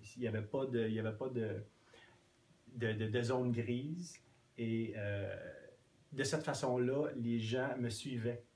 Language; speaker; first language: French; non-native, fluent; English